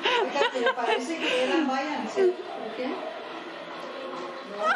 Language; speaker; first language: Spanish; native; Spanish